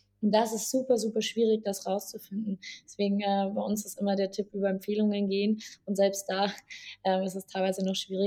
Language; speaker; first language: German; native; German